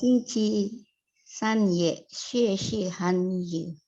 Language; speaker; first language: Chinese; non-native, learner; Indonesian